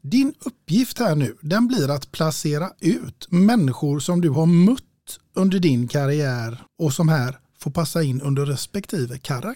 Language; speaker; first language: Swedish; native; Swedish